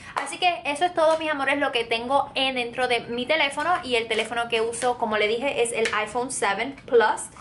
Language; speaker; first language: Spanish; native; Spanish